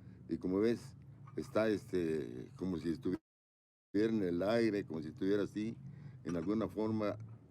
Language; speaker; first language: Spanish; native; Spanish